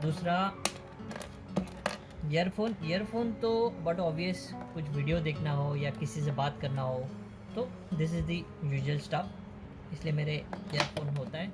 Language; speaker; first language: Hindi; native; Hindi